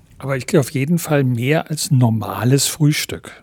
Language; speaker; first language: German; native; German